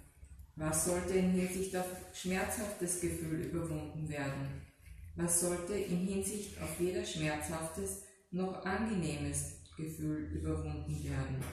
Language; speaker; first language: German; native; German